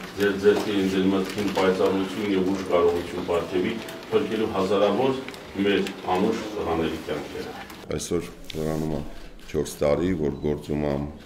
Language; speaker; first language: Armenian; native; Armenian